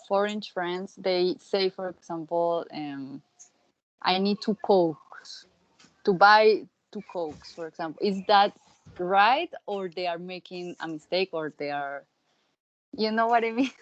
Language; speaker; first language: English; non-native, learner; Spanish